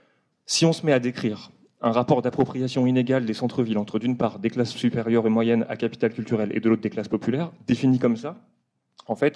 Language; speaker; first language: French; native; French